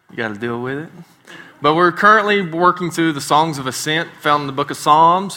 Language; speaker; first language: English; native; English